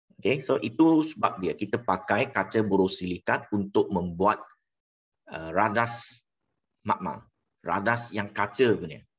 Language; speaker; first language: Malay; non-native, local second language; Chinese